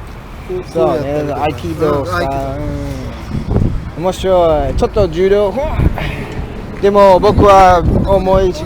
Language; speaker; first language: Japanese; non-native, learner; English